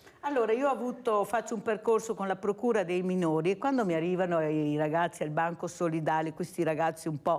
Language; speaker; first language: Italian; native; Italian